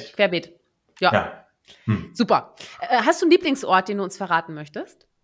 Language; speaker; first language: German; native; German